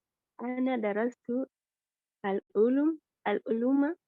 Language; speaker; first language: Arabic; non-native, learner; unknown